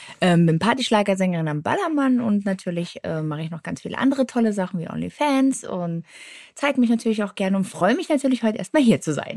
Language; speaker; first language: German; native; German